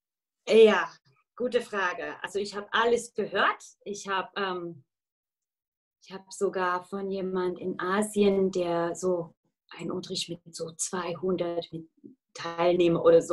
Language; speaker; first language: German; non-native, fluent; English